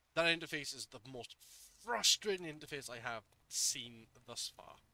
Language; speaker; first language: English; native; English